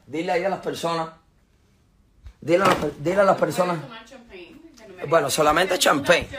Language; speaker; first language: Spanish; native; Spanish